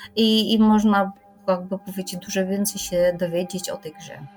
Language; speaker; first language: Polish; non-native, fluent; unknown